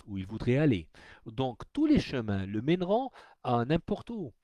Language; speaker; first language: French; non-native, local second language; Arabic